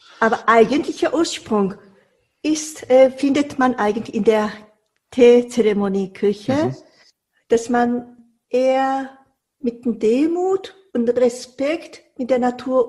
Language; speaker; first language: German; non-native, fluent; Japanese